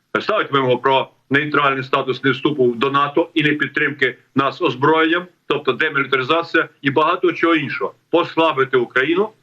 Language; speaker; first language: Ukrainian; native; Ukrainian